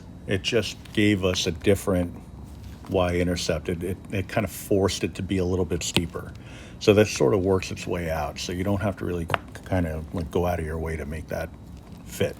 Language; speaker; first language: English; native; English